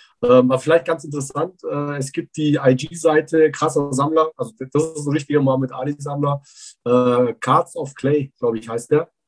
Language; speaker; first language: German; early bilingual, other home language; Persian